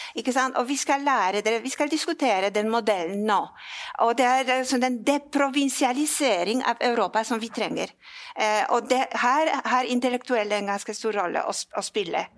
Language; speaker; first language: Norwegian; non-native, fluent; Polish